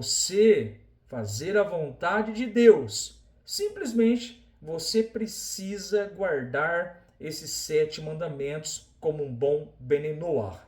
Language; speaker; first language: Portuguese; native; Portuguese